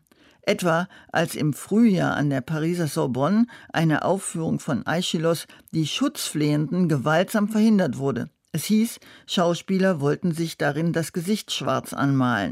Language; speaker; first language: German; native; German